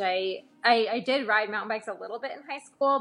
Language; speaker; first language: English; native; English